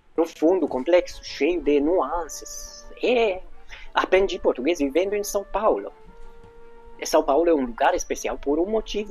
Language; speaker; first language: Portuguese; non-native, fluent; Hungarian